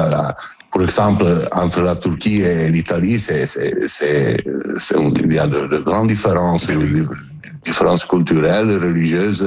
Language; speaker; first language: French; non-native, learner; Italian